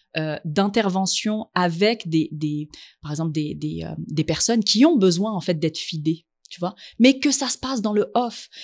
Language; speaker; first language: French; early bilingual, other home language; Arabic